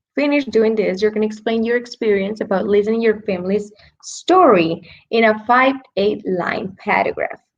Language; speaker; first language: English; non-native, fluent; Spanish